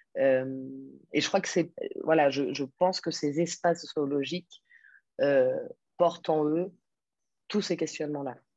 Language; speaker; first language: French; non-native, fluent; Spanish